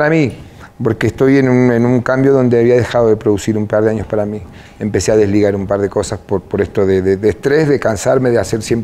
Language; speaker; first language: Spanish; native; Spanish